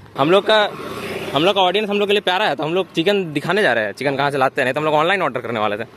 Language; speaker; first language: Hindi; native; Hindi